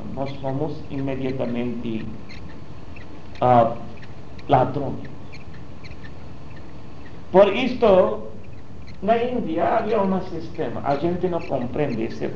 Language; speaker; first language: Portuguese; non-native, learner; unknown